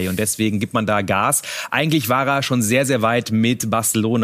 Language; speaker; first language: German; native; German